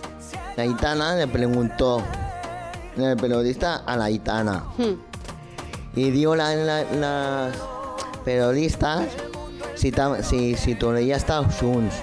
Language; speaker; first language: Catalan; non-native, local second language; Spanish